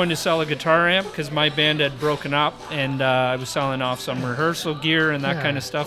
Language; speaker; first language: English; native; English